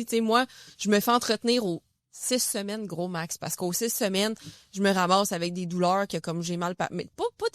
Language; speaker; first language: French; native; French